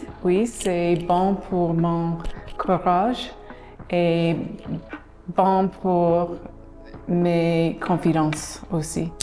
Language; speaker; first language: French; non-native, learner; English